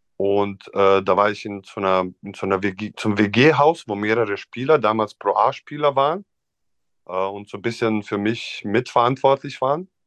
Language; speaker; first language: German; non-native, fluent; Serbian